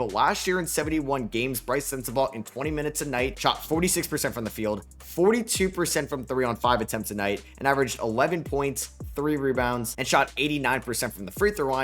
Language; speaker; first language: English; native; English